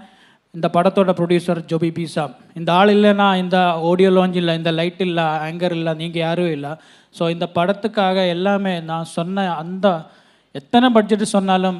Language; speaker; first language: Tamil; non-native, learner; Malayalam